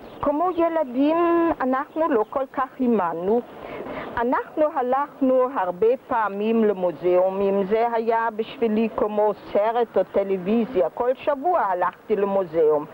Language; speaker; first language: Hebrew; early bilingual, other home language; German